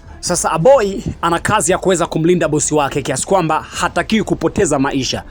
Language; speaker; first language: Swahili; native; Swahili